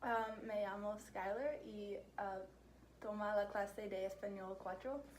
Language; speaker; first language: Spanish; non-native, learner; English